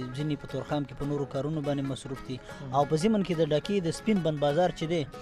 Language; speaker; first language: Pashto; native; Pashto